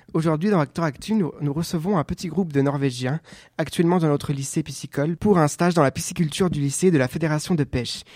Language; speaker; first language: French; native; French